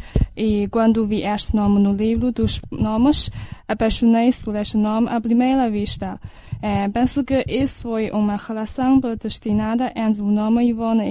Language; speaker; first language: Portuguese; non-native, learner; Chinese